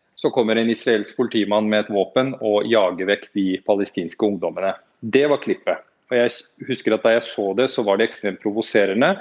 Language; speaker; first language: Norwegian; native; Norwegian